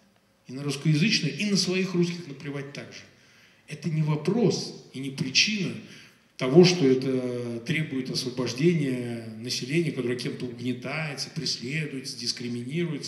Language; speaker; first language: Russian; native; Russian